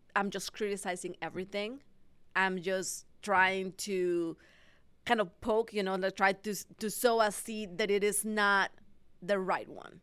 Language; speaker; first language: English; non-native, fluent; Spanish